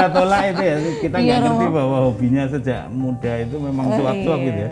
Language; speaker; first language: Indonesian; native; Indonesian